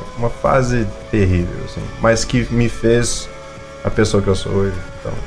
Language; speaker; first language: Portuguese; early bilingual, heritage; Portuguese